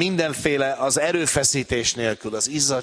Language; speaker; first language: Hungarian; native; Hungarian